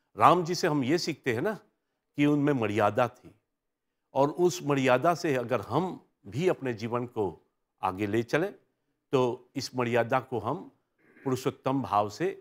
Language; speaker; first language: Hindi; early bilingual, heritage; Hindi